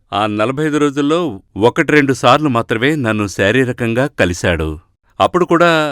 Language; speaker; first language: Telugu; non-native, fluent; Malayalam